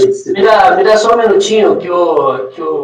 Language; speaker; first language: Portuguese; native; Portuguese